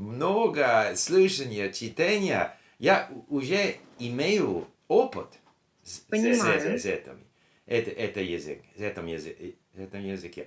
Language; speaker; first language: Russian; non-native, learner; English